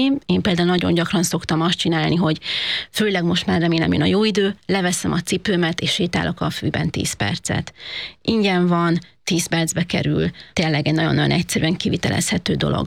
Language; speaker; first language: Hungarian; native; Hungarian